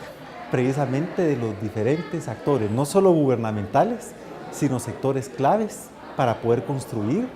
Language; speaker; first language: Spanish; native; Spanish